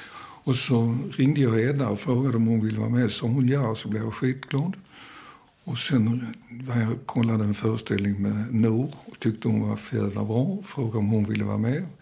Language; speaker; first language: Swedish; early bilingual, other home language; Danish